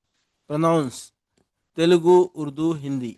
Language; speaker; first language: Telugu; non-native, local second language; Urdu